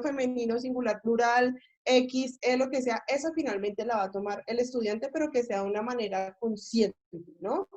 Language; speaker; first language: Spanish; native; Spanish